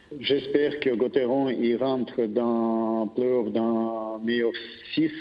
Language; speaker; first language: French; non-native, fluent; Russian